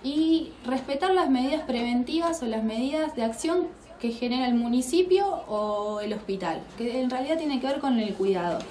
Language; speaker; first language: Spanish; native; Spanish